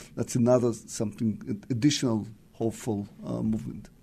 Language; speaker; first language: English; non-native, fluent; Russian